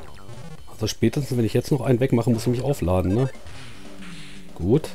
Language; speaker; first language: German; native; German